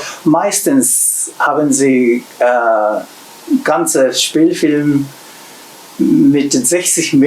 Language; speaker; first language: German; non-native, learner; Japanese